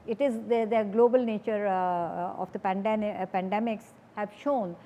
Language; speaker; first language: English; non-native, local second language; Urdu